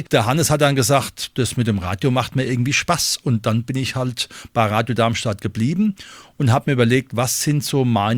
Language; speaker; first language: German; native; German